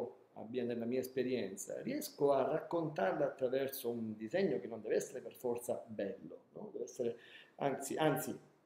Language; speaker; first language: Italian; native; Italian